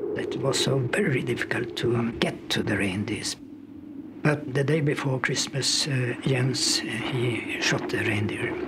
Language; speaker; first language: English; non-native, fluent; Norwegian